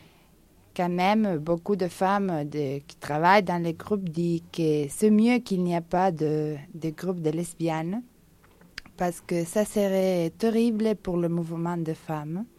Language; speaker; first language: French; non-native, fluent; Spanish